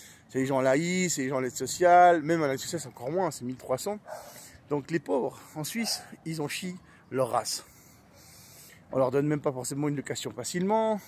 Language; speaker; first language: French; native; French